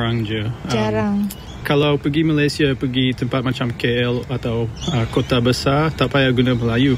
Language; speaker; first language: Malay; early bilingual, heritage; English